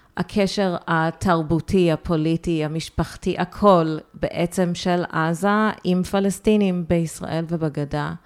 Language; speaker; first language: Hebrew; early bilingual, heritage; Hebrew